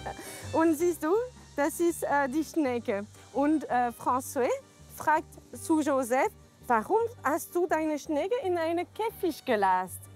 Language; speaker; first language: German; non-native, learner; French